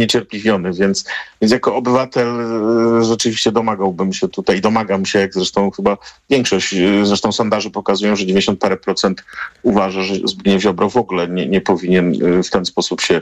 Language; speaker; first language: Polish; native; Polish